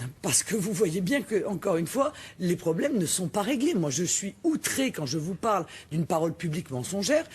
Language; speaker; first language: French; native; French